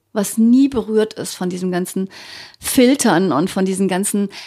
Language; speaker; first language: German; early bilingual, other home language; Croatian